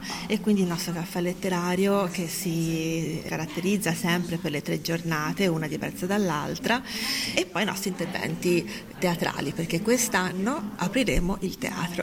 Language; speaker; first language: Italian; native; Italian